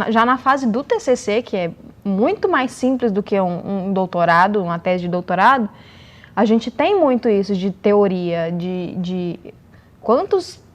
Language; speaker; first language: Portuguese; native; Portuguese